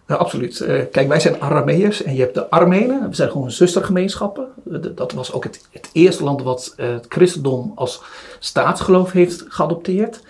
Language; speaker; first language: Dutch; early bilingual, other home language; Turoyo